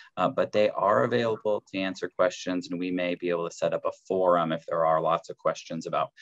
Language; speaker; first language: English; native; English